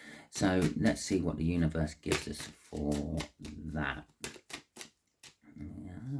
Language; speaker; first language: English; native; English